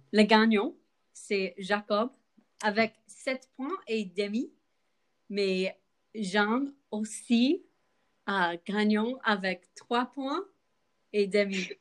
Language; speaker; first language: French; non-native, learner; English